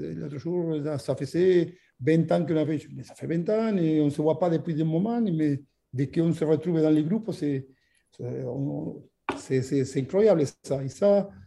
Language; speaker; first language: French; non-native, fluent; Spanish